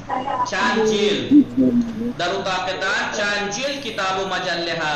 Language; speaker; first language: Persian; non-native, fluent; Urdu